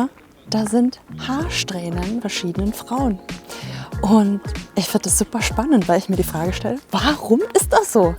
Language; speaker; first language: German; native; German